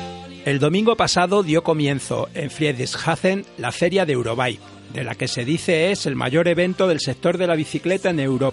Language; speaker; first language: Spanish; native; Spanish